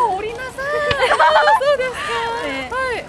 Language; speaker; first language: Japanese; non-native, learner; Korean